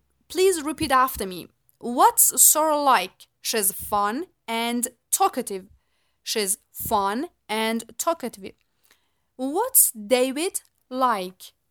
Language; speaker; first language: English; non-native, fluent; Persian